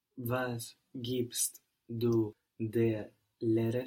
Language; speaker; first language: German; non-native, learner; English